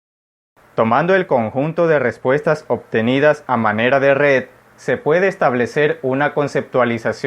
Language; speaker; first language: Spanish; native; Spanish